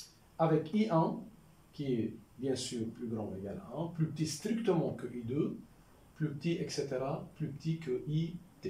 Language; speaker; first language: French; non-native, local second language; Arabic